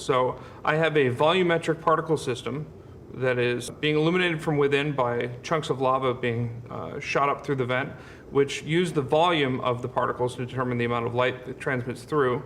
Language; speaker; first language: English; native; English